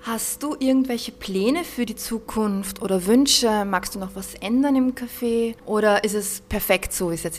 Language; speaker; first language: German; native; German